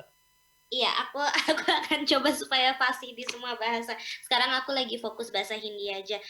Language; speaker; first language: Indonesian; non-native, local second language; English